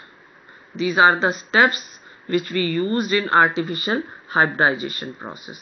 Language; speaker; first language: English; non-native, local second language; Hindi